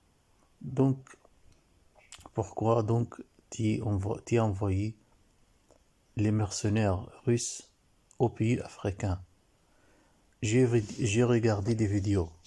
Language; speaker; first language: French; non-native, learner; Arabic